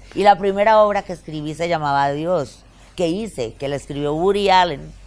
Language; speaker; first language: Spanish; native; Spanish